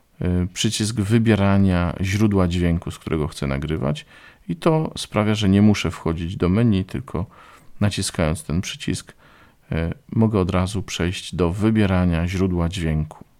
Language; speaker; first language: Polish; native; Polish